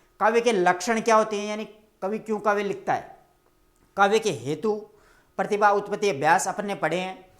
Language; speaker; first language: Hindi; native; Hindi